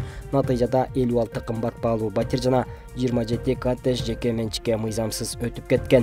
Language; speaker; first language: Kyrgyz; native; Kyrgyz